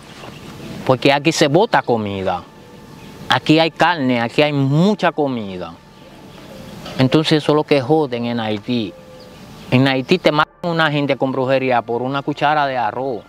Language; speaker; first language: Spanish; early bilingual, other home language; Haitian Creole